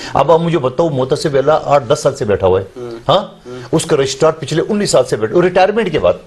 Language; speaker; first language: Urdu; non-native, local second language; Pashto